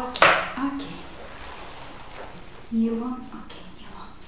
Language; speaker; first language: English; non-native, learner; Russian